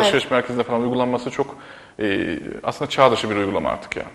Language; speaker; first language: Turkish; native; Turkish